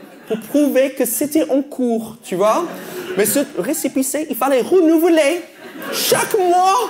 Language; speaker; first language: French; non-native, fluent; English